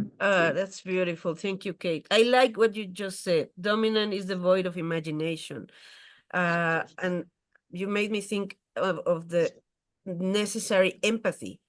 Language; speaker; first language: English; non-native, fluent; Spanish